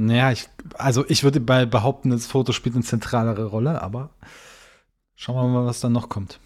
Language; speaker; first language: German; native; German